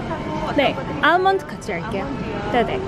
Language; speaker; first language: Korean; non-native, fluent; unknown